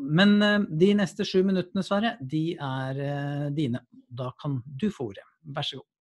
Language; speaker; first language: Norwegian; native; Norwegian